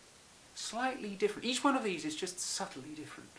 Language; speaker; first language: English; native; English